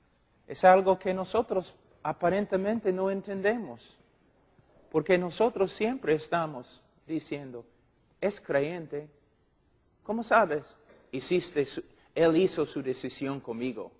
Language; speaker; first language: Spanish; non-native, fluent; English